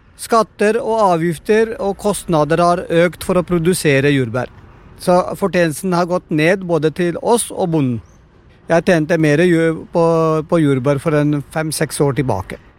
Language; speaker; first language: Norwegian; non-native, fluent; Punjabi